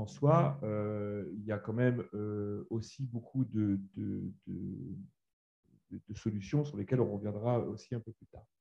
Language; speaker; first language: French; native; French